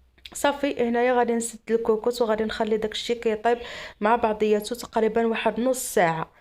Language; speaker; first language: Arabic; native; Arabic